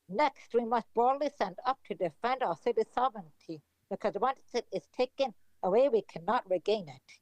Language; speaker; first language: English; native; English